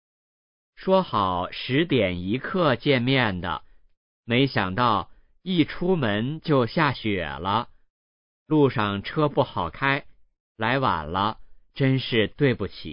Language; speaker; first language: Chinese; native; Chinese